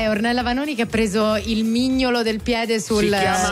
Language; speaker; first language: Italian; native; Italian